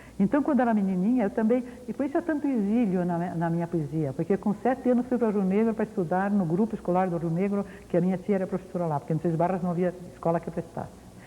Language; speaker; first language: Portuguese; early bilingual, other home language; Ukrainian